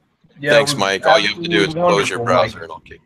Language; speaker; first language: English; native; English